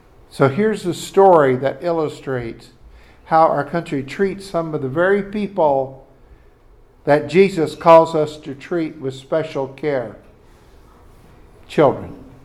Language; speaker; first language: English; native; English